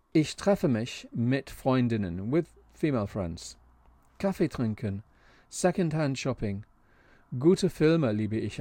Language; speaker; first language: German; non-native, fluent; English